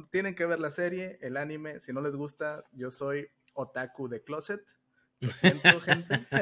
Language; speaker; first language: Spanish; native; Spanish